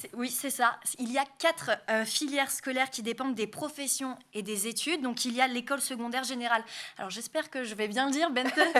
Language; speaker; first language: French; native; French